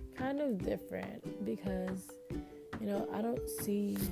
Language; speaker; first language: English; non-native, local second language; Filipino